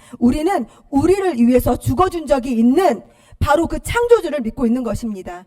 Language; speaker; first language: Korean; native; Korean